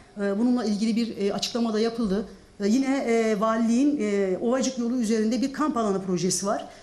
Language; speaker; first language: Turkish; non-native, local second language; Zaza